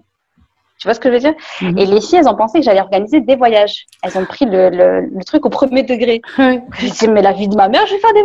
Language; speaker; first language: French; native; French